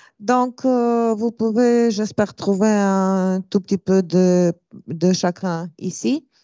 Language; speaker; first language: French; non-native, fluent; Romanian